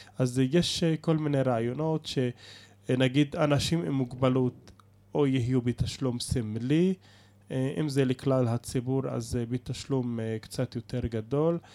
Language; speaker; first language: Hebrew; non-native, local second language; Arabic